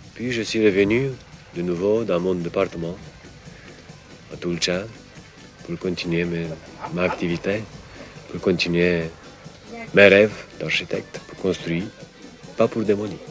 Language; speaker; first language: French; non-native, fluent; Romanian